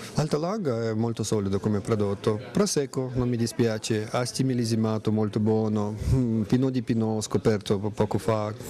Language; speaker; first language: Italian; non-native, fluent; Russian